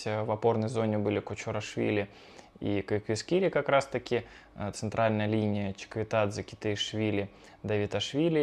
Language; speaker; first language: Russian; native; Russian